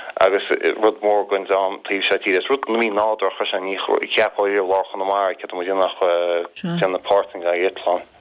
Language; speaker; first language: Irish; native; Irish